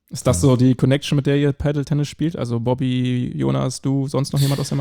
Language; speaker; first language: German; native; German